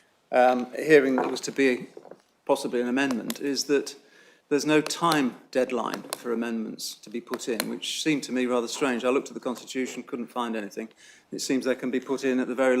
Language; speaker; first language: English; native; English